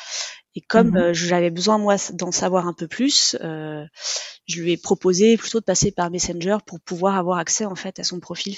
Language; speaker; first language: French; native; French